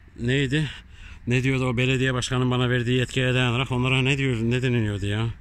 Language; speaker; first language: Turkish; early bilingual, heritage; Turkish